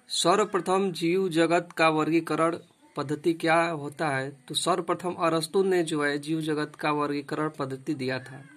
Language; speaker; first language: Hindi; native; Hindi